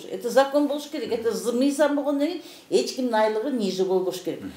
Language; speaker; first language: Russian; non-native, local second language; Kyrgyz